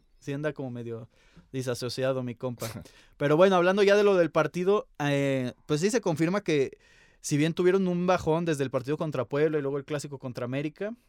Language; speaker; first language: Spanish; native; Spanish